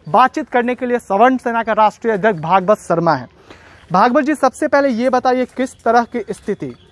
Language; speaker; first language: Hindi; native; Hindi